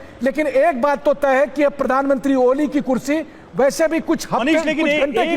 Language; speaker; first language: Hindi; native; Hindi